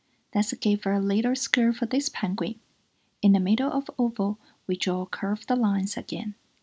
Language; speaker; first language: English; non-native, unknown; Chinese